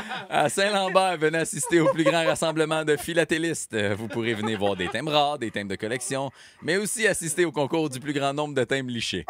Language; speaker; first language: French; native; French